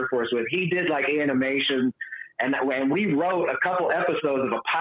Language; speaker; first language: English; native; English